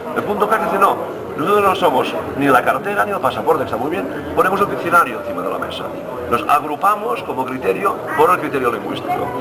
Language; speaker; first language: Spanish; non-native, local second language; Catalan